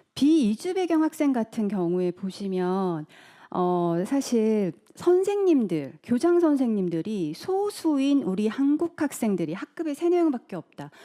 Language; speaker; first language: Korean; native; Korean